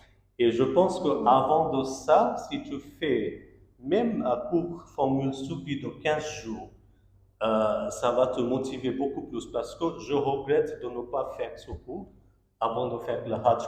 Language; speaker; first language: French; non-native, learner; Bangla